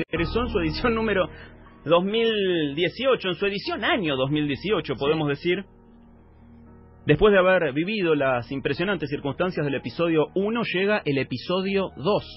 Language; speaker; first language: Spanish; native; Spanish